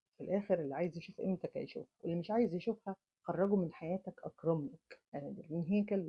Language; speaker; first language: Arabic; native; Arabic